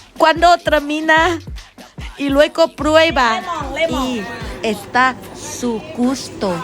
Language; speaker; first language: Spanish; non-native, learner; Thai